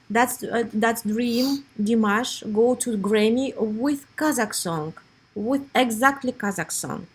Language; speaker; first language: English; non-native, learner; Russian